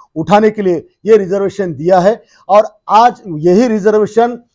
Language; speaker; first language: Hindi; non-native, local second language; Marathi